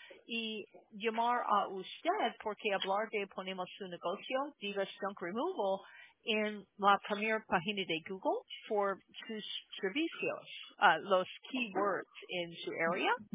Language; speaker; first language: Spanish; non-native, learner; English